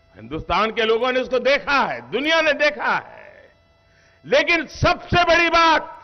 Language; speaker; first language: Hindi; non-native, local second language; Gujarati